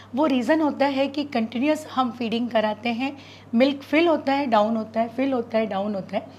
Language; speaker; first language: Hindi; native; Hindi